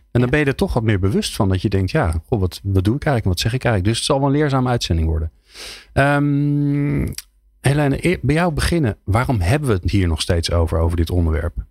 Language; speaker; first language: Dutch; native; Dutch